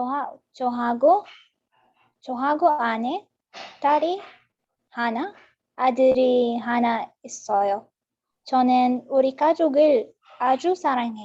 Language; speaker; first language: Korean; non-native, learner; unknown